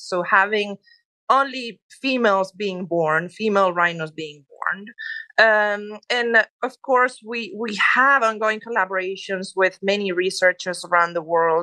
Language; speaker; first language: English; non-native, fluent; Spanish